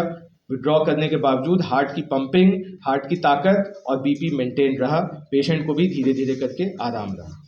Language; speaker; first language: Hindi; native; Hindi